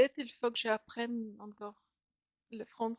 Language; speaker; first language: French; non-native, fluent; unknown